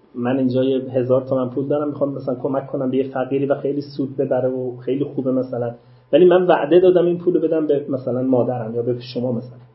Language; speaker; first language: Persian; native; Persian